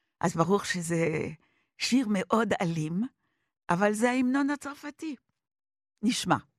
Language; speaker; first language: Hebrew; non-native, fluent; French